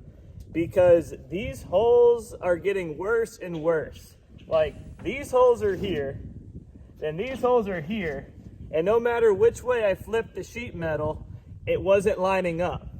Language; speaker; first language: English; native; English